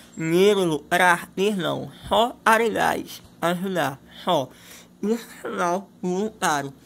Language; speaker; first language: Portuguese; non-native, local second language; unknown